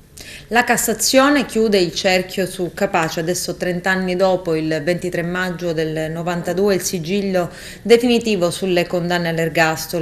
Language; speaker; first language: Italian; native; Italian